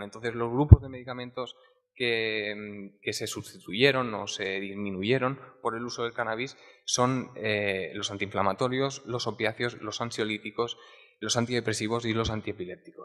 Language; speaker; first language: Spanish; native; Spanish